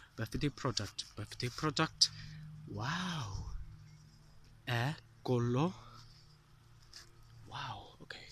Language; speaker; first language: Welsh; non-native, learner; English